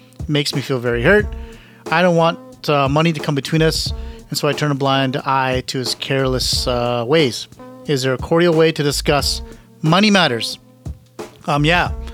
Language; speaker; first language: English; early bilingual, other home language; Punjabi